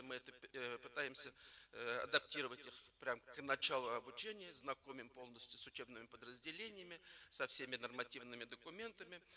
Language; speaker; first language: Russian; native; Russian